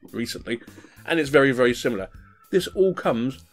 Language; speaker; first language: English; native; English